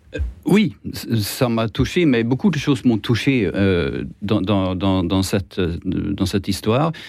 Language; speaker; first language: French; non-native, fluent; Swedish